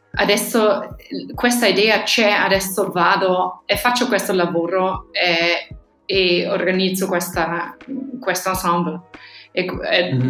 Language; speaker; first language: Italian; non-native, fluent; German